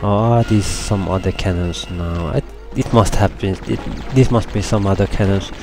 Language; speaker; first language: English; non-native, fluent; Finnish